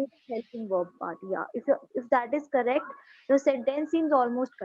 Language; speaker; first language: English; non-native, local second language; Hindi